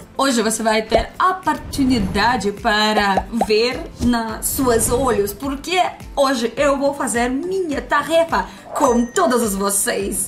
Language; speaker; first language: Portuguese; non-native, learner; Russian